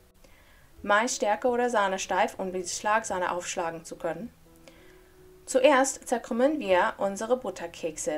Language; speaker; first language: German; non-native, fluent; English